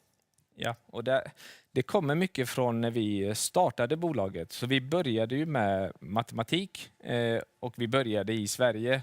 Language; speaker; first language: Swedish; native; Swedish